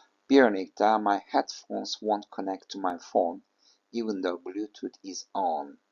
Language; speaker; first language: English; non-native, fluent; Turkish